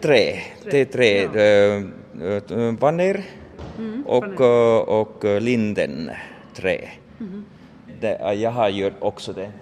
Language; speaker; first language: Swedish; non-native, learner; Finnish